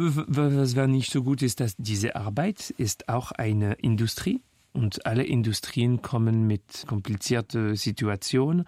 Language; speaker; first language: German; non-native, fluent; French